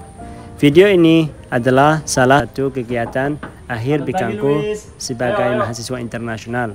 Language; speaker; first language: Indonesian; non-native, fluent; Arabic